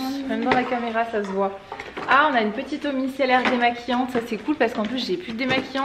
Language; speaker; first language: French; native; French